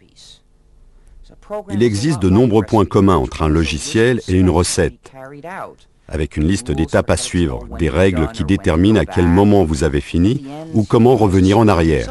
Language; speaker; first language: French; native; French